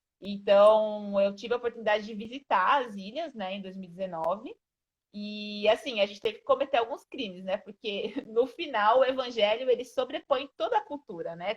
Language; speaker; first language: Portuguese; native; Portuguese